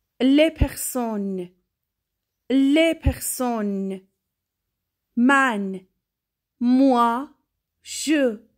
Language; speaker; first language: French; non-native, fluent; Persian